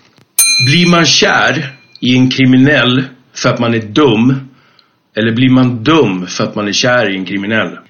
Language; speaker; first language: Swedish; native; Swedish